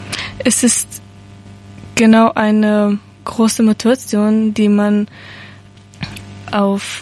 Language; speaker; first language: German; non-native, learner; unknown